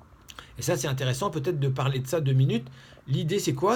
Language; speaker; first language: French; native; French